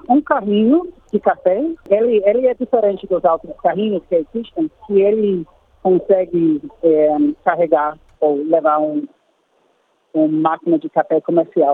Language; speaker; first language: Portuguese; non-native, fluent; English